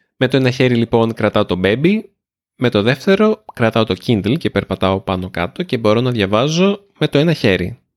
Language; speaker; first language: Greek; native; Greek